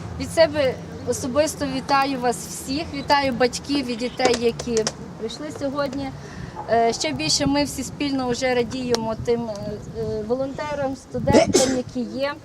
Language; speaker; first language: Ukrainian; native; Ukrainian